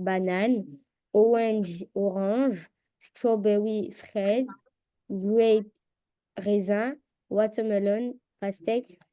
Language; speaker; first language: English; non-native, learner; French